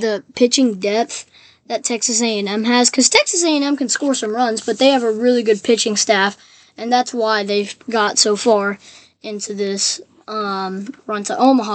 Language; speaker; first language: English; native; English